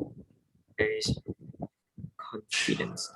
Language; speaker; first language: English; non-native, learner; Vietnamese